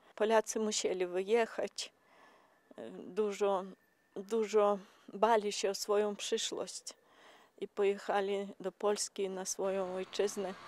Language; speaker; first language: Polish; early bilingual, heritage; Polish